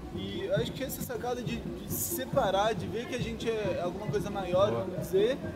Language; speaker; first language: Portuguese; early bilingual, other home language; Spanish